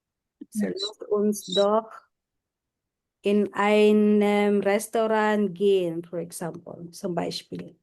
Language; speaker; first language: German; non-native, fluent; Filipino